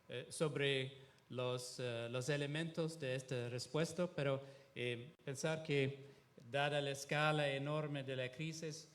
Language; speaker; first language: Spanish; non-native, fluent; Italian